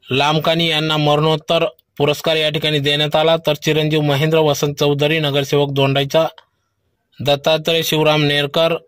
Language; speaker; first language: Marathi; native; Marathi